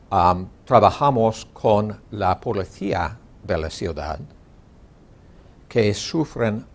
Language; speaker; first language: Spanish; non-native, learner; English